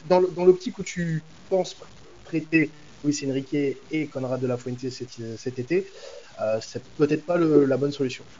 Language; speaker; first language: French; native; French